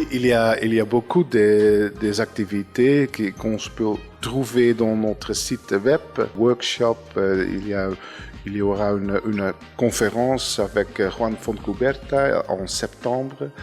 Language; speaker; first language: French; non-native, fluent; Dutch